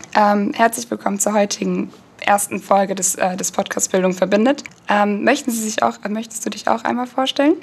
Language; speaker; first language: German; early bilingual, other home language; Turkish